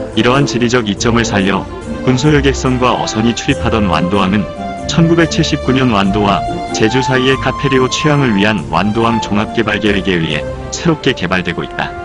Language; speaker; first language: Korean; native; Korean